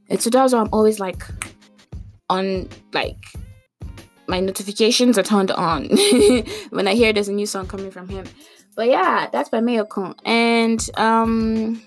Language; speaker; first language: English; non-native, local second language; Igbo